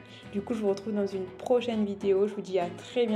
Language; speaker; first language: French; native; French